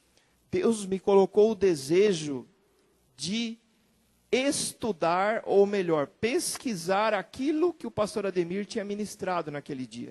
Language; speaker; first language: Portuguese; native; Portuguese